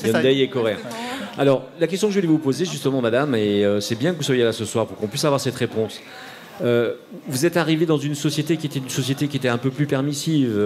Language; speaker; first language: French; native; French